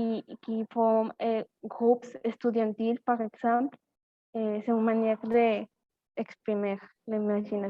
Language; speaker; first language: French; non-native, learner; Spanish